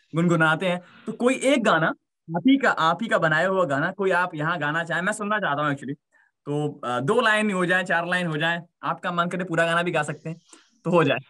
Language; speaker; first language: Hindi; native; Hindi